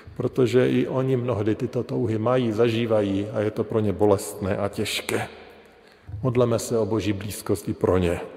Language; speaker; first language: Czech; native; Czech